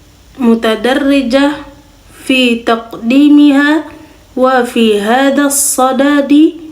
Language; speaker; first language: Arabic; non-native, learner; Indonesian